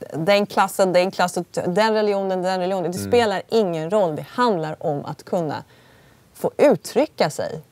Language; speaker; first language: Swedish; early bilingual, other home language; Polish